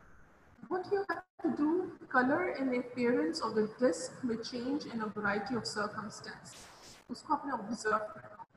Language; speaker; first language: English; non-native, local second language; Hindi